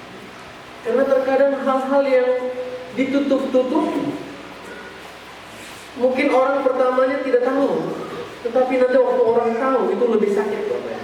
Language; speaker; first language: Indonesian; native; Indonesian